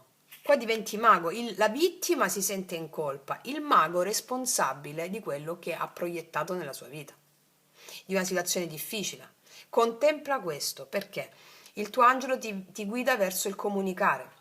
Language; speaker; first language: Italian; native; Italian